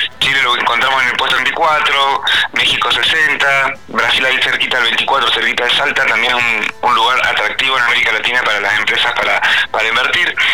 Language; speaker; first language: Spanish; native; Spanish